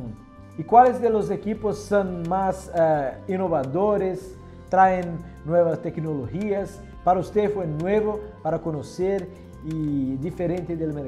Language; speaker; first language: Spanish; non-native, fluent; Portuguese